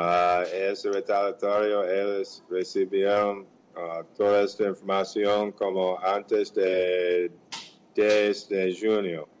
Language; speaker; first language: Portuguese; non-native, fluent; English